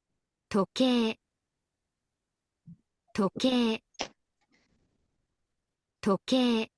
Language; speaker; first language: Japanese; non-native, learner; Filipino